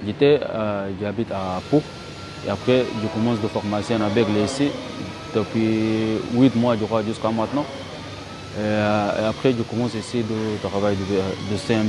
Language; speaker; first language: French; non-native, learner; Arabic